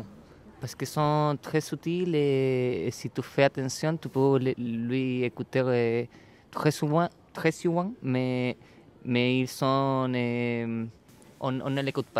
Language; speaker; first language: French; non-native, learner; Spanish